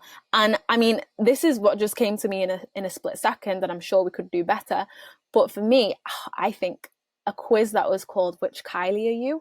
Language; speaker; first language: English; native; English